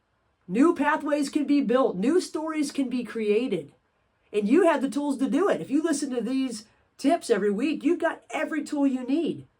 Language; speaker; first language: English; native; English